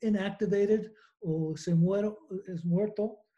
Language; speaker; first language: Spanish; non-native, learner; English